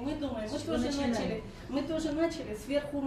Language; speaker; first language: Russian; non-native, learner; Persian